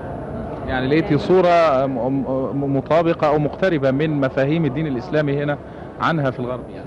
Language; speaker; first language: Arabic; native; Arabic